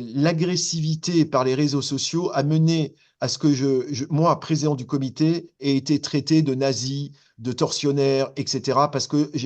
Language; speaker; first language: French; native; French